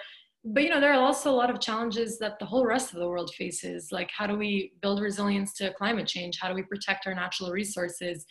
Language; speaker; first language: English; native; English